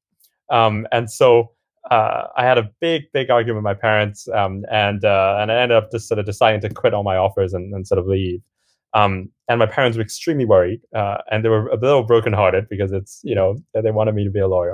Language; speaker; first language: English; non-native, local second language; Cantonese